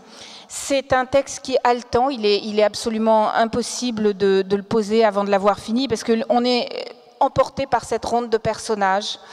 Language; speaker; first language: French; native; French